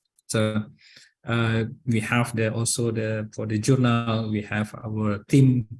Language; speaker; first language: English; non-native, learner; Indonesian